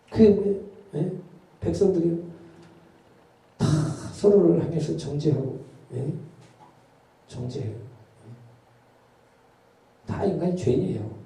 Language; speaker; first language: Korean; native; Korean